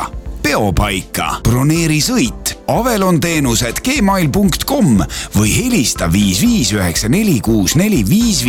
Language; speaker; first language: Estonian; native; Estonian